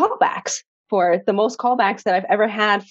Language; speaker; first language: English; early bilingual, other home language; Polish